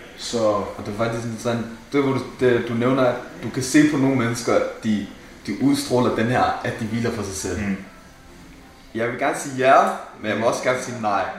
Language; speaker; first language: Danish; early bilingual, other home language; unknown